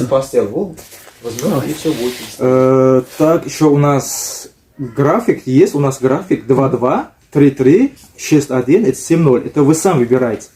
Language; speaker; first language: Russian; non-native, learner; Uzbek